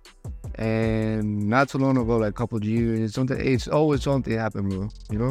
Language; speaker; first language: English; non-native, fluent; Spanish